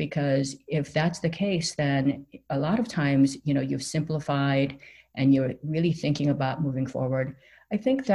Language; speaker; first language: English; non-native, fluent; Korean